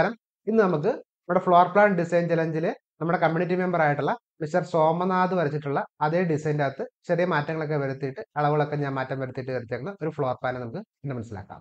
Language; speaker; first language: Malayalam; native; Malayalam